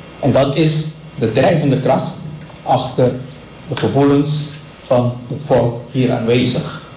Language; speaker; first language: Dutch; non-native, local second language; Papiamento